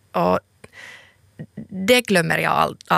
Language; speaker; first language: Swedish; non-native, local second language; Finnish